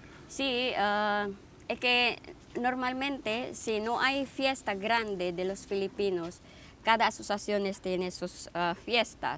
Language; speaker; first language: Spanish; non-native, fluent; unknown